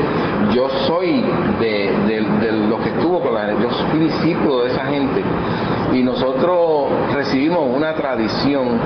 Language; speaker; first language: Spanish; native; Spanish